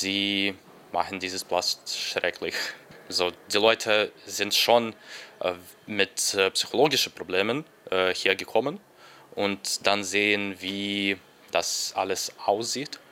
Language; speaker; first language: German; non-native, learner; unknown